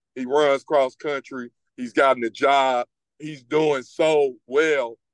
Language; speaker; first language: English; native; English